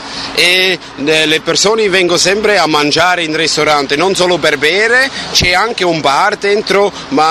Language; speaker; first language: Italian; non-native, learner; German